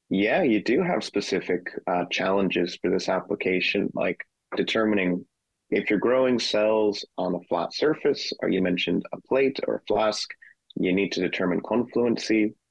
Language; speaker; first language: English; native; English